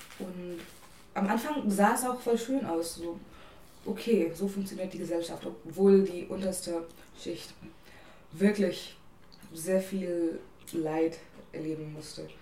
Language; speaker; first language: German; non-native, fluent; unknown